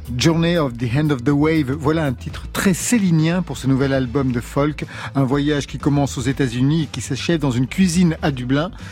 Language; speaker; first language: French; native; French